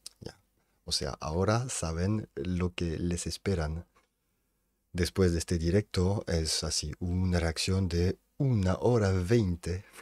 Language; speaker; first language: Spanish; non-native, fluent; French